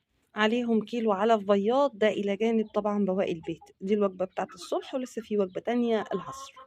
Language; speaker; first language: Arabic; native; Arabic